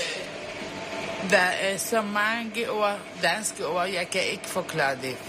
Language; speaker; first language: Danish; non-native, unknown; Arabic